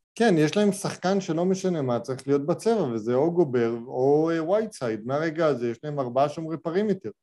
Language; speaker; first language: Hebrew; native; Hebrew